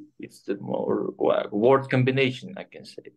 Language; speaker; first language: English; non-native, fluent; Kyrgyz